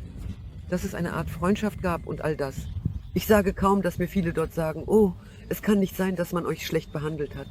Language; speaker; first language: German; non-native, fluent; Russian